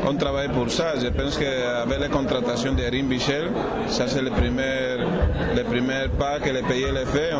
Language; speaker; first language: French; non-native, learner; Spanish